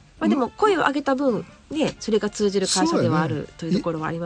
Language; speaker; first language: Japanese; native; Japanese